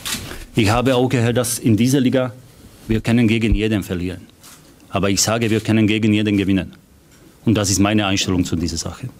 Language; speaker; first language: German; non-native, fluent; Slovak